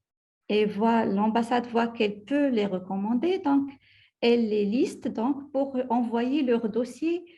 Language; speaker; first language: French; non-native, local second language; Arabic